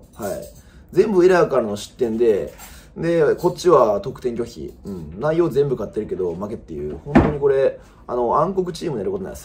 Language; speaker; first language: Japanese; native; Japanese